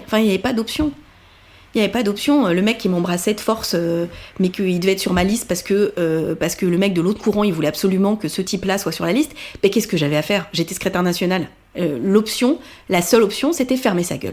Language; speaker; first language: French; native; French